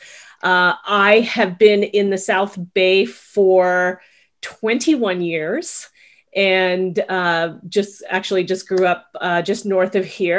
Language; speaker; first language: English; native; English